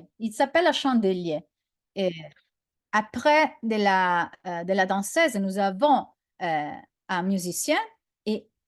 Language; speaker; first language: French; non-native, learner; Italian